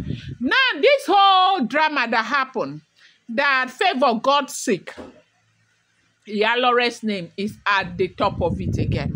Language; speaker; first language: English; non-native, local second language; Yoruba